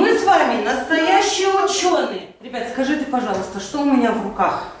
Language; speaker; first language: Russian; native; Russian